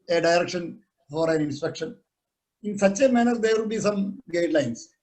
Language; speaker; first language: English; non-native, local second language; Malayalam